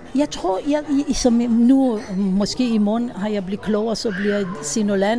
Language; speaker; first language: Danish; non-native, fluent; Hebrew